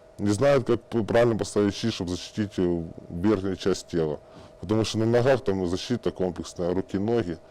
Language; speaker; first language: Russian; native; Russian